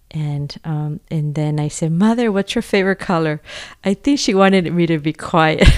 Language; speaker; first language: English; non-native, fluent; Spanish